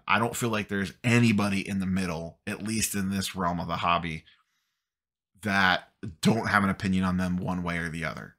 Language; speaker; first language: English; native; English